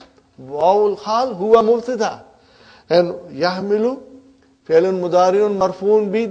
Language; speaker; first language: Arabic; non-native, fluent; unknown